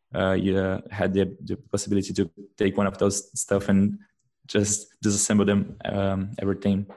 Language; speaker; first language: English; non-native, fluent; Portuguese